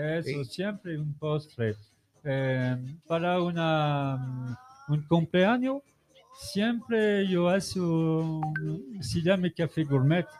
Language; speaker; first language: Spanish; non-native, learner; French